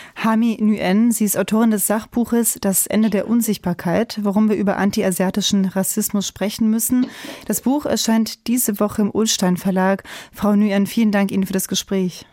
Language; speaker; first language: German; native; German